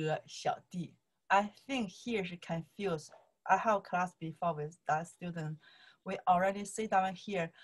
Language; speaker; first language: English; non-native, learner; Chinese